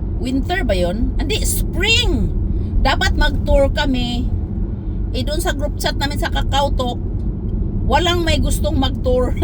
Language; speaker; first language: Filipino; native; Filipino